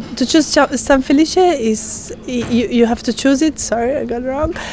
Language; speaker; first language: English; non-native, fluent; Italian